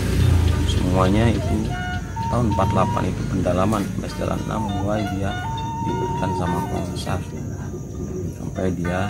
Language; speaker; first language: Indonesian; native; Indonesian